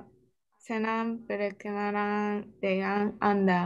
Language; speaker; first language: Indonesian; non-native, learner; Japanese